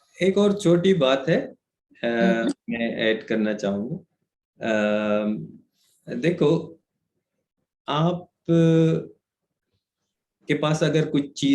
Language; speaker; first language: Hindi; native; Hindi